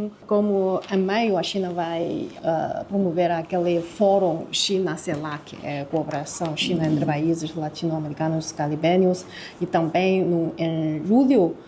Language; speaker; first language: Portuguese; non-native, fluent; Chinese